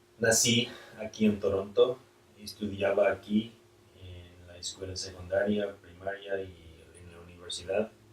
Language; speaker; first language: Spanish; non-native, learner; English